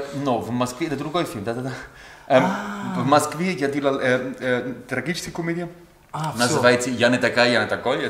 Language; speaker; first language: Russian; non-native, learner; German